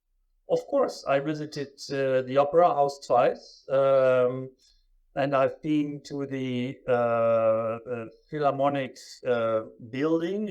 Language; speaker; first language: English; non-native, fluent; German